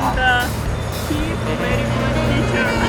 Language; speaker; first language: English; non-native, learner; Russian